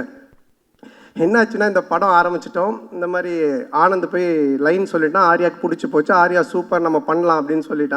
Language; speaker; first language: Tamil; native; Tamil